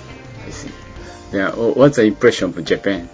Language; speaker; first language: English; non-native, learner; Japanese